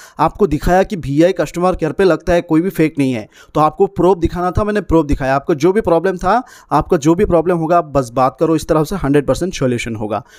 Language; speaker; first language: Hindi; native; Hindi